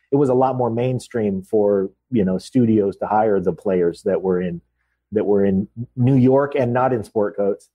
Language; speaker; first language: English; native; English